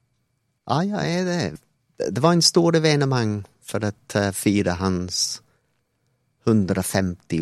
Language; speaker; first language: Swedish; non-native, fluent; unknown